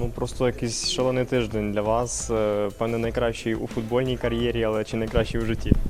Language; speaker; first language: Ukrainian; native; Ukrainian